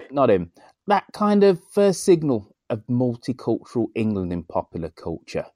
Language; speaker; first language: English; native; English